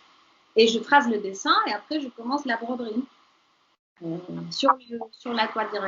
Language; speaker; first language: French; non-native, fluent; Spanish